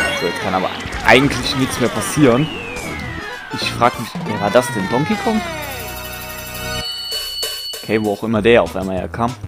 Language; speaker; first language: German; native; German